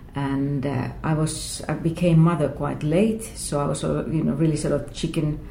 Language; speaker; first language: English; non-native, fluent; Finnish